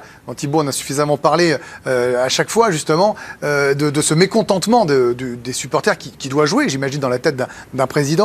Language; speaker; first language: French; native; French